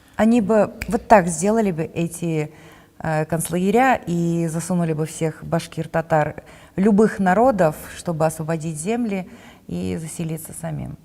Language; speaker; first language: Russian; non-native, local second language; Bashkir